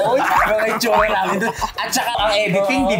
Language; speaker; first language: Filipino; native; Filipino